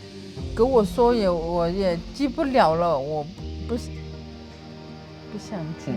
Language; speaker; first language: Chinese; early bilingual, heritage; Chinese